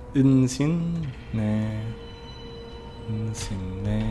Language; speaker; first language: Korean; non-native, learner; English